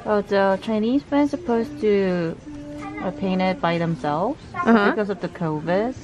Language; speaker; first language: English; non-native, learner; Korean